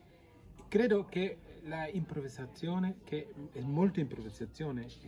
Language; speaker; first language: Italian; non-native, learner; Norwegian